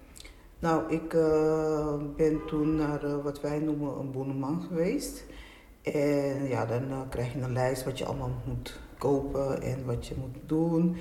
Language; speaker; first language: Dutch; native; Dutch